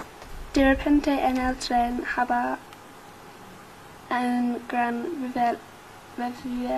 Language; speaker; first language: Spanish; non-native, learner; English